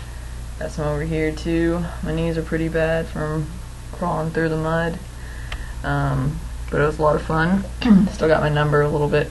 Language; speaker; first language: English; native; English